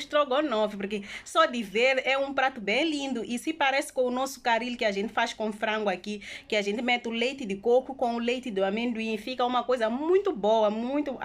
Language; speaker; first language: Portuguese; non-native, local second language; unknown